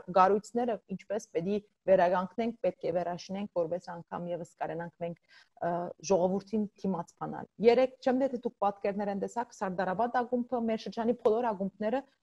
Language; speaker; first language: Armenian; early bilingual, heritage; Armenian